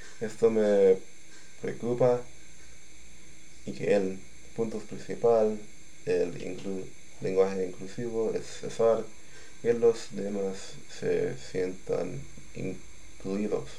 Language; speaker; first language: Spanish; non-native, learner; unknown